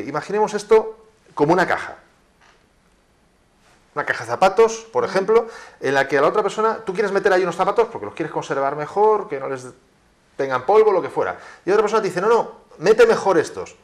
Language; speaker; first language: Spanish; native; Spanish